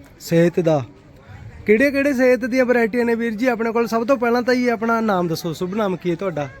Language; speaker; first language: Punjabi; native; Punjabi